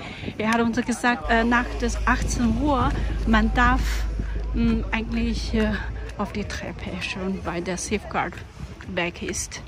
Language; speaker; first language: German; non-native, learner; Chinese